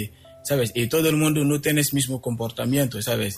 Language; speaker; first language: Spanish; non-native, fluent; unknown